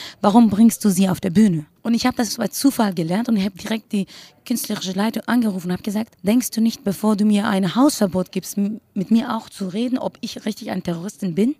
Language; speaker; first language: German; non-native, fluent; Kurdish